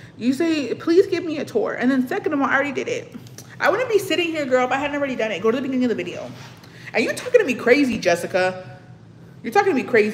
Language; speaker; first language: English; early bilingual, other home language; Spanish